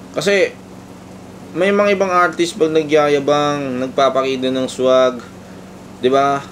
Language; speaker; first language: Filipino; non-native, local second language; Cebuano